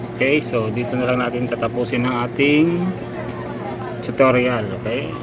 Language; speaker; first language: Filipino; non-native, local second language; Cebuano